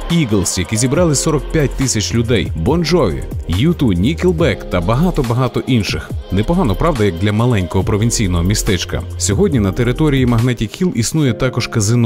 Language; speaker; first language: Ukrainian; native; Ukrainian